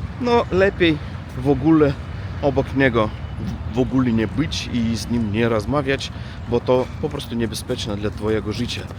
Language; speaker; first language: Polish; non-native, learner; Russian